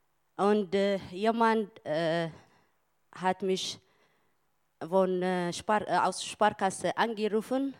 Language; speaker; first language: German; non-native, learner; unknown